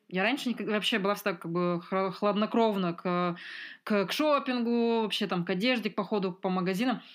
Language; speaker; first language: Russian; native; Russian